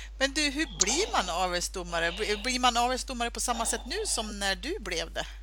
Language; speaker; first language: Swedish; native; Swedish